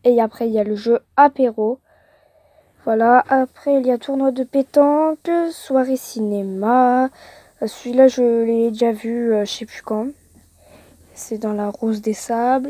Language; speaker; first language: French; native; French